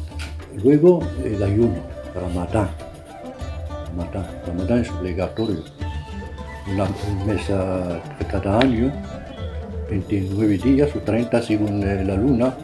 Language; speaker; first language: Spanish; non-native, fluent; Arabic